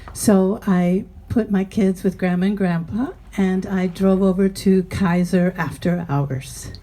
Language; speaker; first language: English; native; English